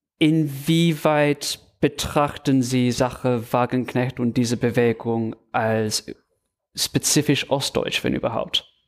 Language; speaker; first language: German; non-native, fluent; English